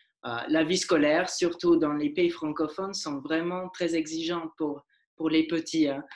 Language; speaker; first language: French; non-native, learner; English